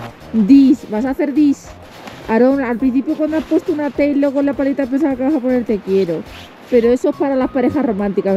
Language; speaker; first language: Spanish; native; Spanish